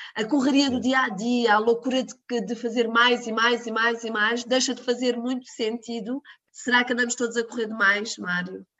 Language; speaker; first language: Portuguese; native; Portuguese